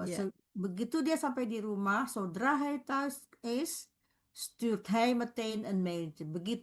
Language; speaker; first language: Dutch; non-native, fluent; Indonesian